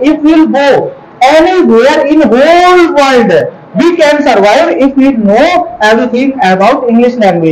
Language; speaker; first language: English; non-native, local second language; Hindi